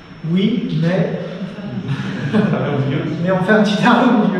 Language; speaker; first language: French; native; French